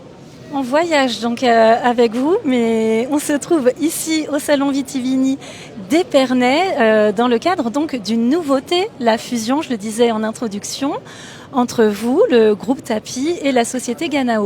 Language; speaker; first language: French; native; French